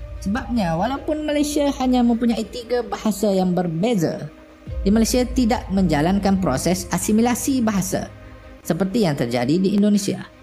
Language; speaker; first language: Malay; native; Malay